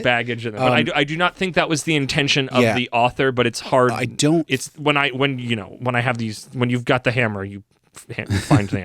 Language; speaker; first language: English; native; English